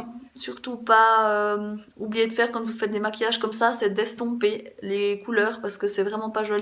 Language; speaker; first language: French; native; French